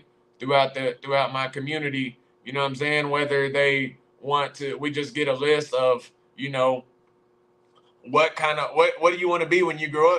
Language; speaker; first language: English; native; English